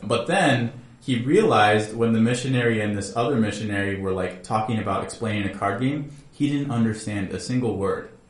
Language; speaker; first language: English; native; English